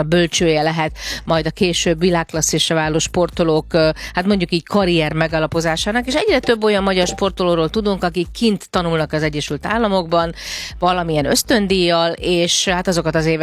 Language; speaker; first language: Hungarian; native; Hungarian